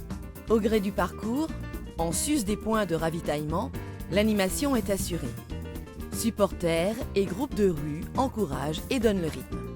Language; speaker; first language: French; native; French